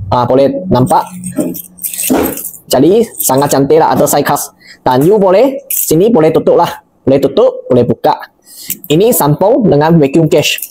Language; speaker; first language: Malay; non-native, local second language; Chinese